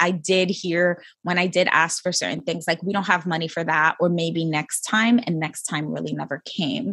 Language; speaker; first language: English; native; English